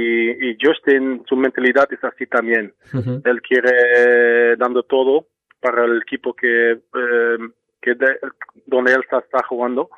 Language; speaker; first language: Spanish; non-native, learner; Dutch